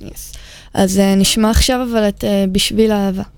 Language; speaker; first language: Hebrew; native; Hebrew